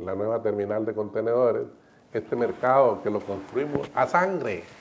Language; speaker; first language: Spanish; native; Spanish